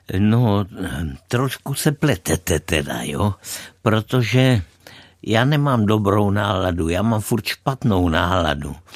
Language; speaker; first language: Czech; native; Czech